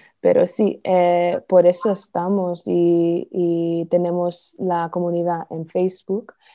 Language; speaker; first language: Spanish; non-native, fluent; English